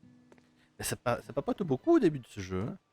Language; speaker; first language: French; native; French